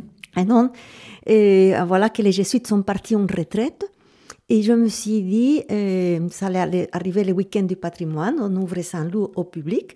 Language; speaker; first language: French; native; French